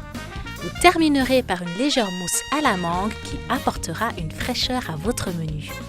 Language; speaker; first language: French; native; French